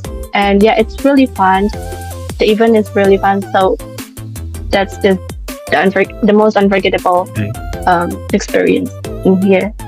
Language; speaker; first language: English; non-native, learner; Indonesian